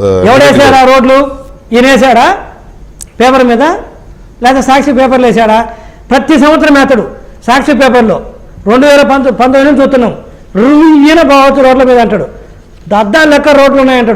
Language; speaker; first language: Telugu; native; Telugu